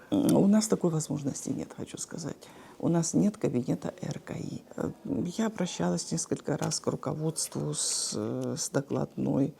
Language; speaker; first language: Russian; non-native, local second language; Abkhazian